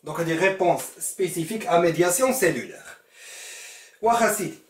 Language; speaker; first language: French; non-native, local second language; Arabic